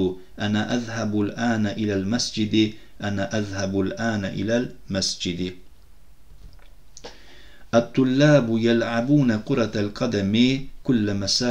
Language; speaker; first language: Arabic; non-native, fluent; Turkish